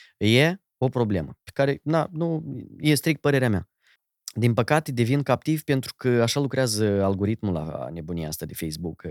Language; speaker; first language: Romanian; native; Romanian